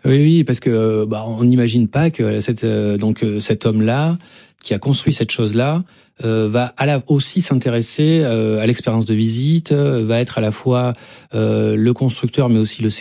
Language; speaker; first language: French; native; French